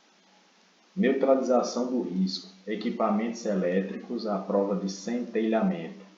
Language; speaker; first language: Portuguese; native; Portuguese